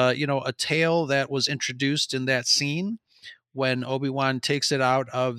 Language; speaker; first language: English; non-native, fluent; Spanish